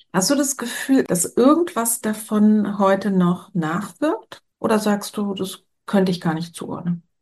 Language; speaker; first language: German; native; German